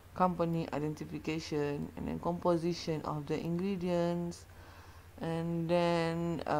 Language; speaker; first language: English; non-native, local second language; Malay